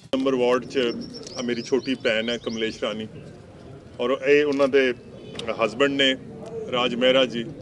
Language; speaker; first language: Punjabi; native; Punjabi